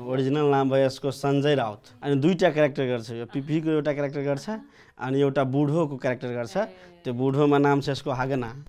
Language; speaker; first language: Nepali; non-native, local second language; Maithili